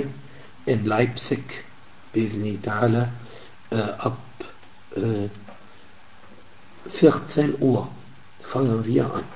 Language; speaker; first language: German; non-native, fluent; Arabic